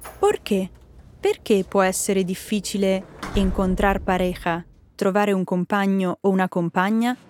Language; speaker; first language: Spanish; non-native, fluent; Italian